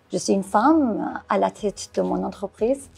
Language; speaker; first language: French; non-native, fluent; Persian